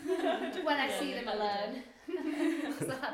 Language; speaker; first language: English; native; English